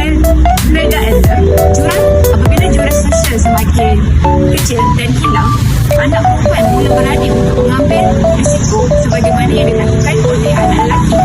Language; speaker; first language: Malay; native; Malay